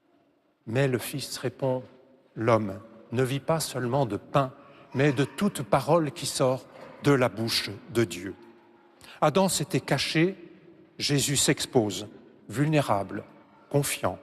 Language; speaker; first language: French; native; French